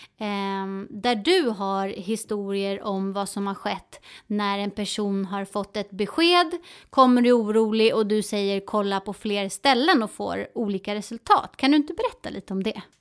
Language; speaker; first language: Swedish; non-native, fluent; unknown